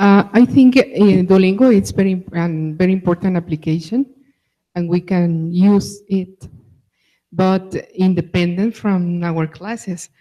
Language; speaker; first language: English; non-native, fluent; Spanish